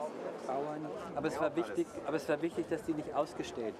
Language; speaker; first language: German; native; German